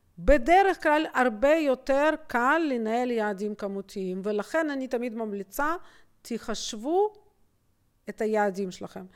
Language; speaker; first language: Hebrew; native; Hebrew